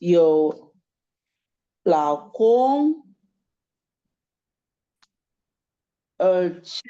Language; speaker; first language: Chinese; non-native, learner; Indonesian